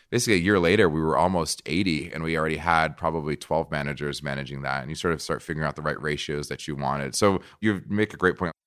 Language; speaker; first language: English; non-native, fluent; Portuguese